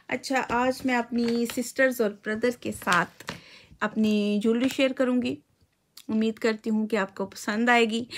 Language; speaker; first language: Urdu; native; Urdu